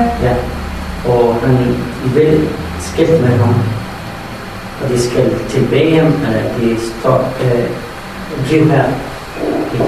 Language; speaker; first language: Danish; non-native, learner; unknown